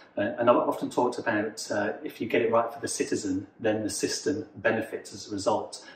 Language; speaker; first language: English; native; English